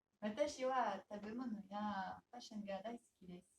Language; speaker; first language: Japanese; non-native, learner; French